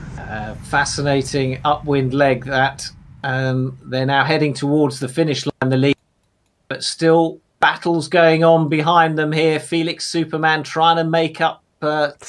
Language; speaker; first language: English; native; English